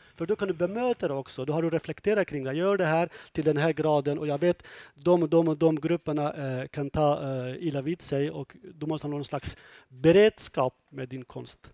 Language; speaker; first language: Swedish; non-native, fluent; Kurdish